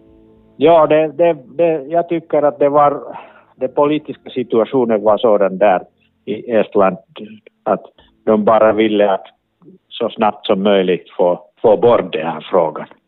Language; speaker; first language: Swedish; non-native, local second language; Finnish